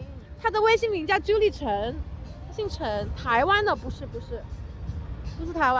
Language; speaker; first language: Chinese; native; Chinese